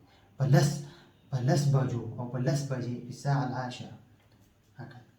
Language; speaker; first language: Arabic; non-native, fluent; Pashto